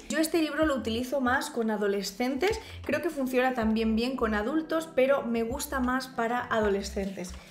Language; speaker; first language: Spanish; native; Spanish